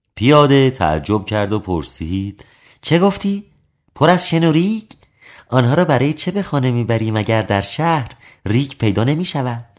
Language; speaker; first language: Persian; native; Persian